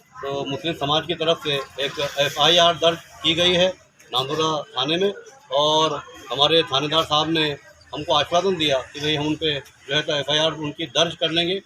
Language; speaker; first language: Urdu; native; Urdu